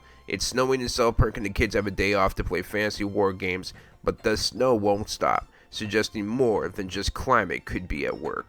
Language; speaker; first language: English; native; English